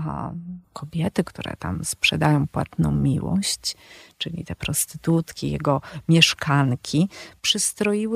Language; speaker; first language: Polish; native; Polish